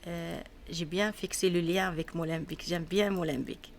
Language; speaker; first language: French; non-native, learner; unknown